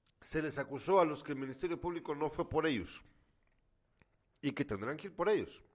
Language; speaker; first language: Spanish; native; Spanish